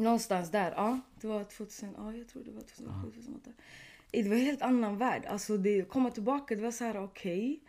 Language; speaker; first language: Swedish; early bilingual, other home language; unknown